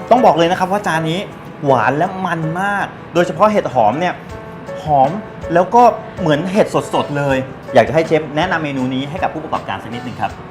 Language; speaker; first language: Thai; native; Thai